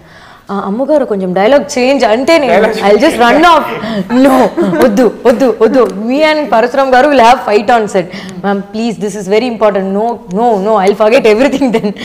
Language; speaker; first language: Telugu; non-native, learner; Tamil